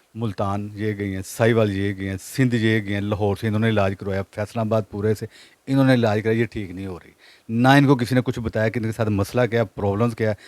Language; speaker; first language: Hindi; non-native, local second language; Punjabi